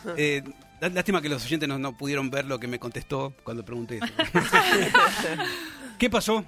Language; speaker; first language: Spanish; native; Spanish